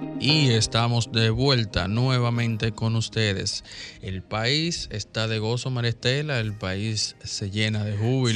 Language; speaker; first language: Spanish; native; Spanish